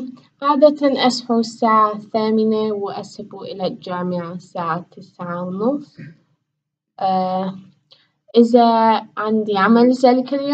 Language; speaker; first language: Arabic; non-native, learner; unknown